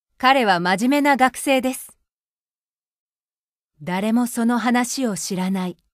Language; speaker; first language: Japanese; native; Japanese